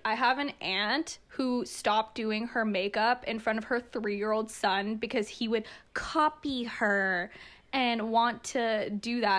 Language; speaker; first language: English; early bilingual, other home language; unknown